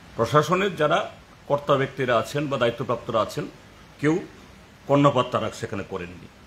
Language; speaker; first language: Bangla; non-native, local second language; Konkani